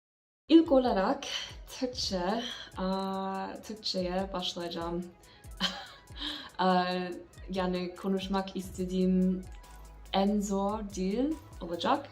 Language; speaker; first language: Turkish; non-native, learner; English